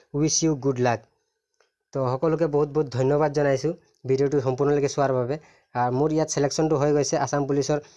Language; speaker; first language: Assamese; non-native, local second language; Sadri